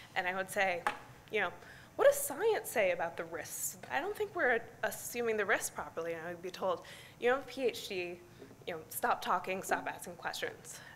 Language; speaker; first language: English; native; English